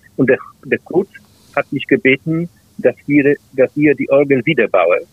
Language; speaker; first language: German; non-native, fluent; Polish